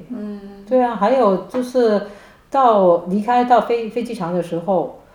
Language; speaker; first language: Chinese; non-native, local second language; Cantonese